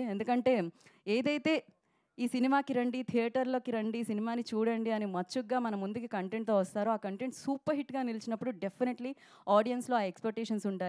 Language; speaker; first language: Telugu; native; Telugu